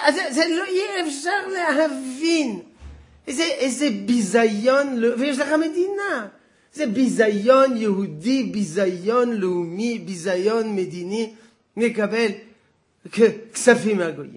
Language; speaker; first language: Hebrew; non-native, fluent; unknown